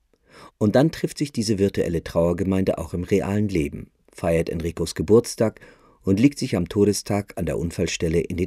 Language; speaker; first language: German; native; German